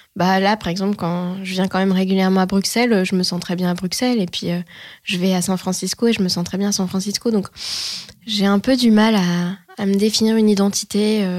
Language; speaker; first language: French; native; French